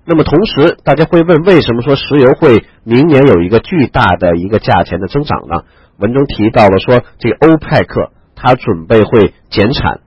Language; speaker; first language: Chinese; native; Chinese